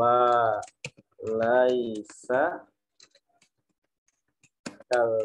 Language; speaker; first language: Arabic; non-native, fluent; Indonesian